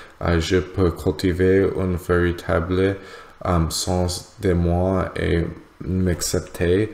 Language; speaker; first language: French; non-native, learner; English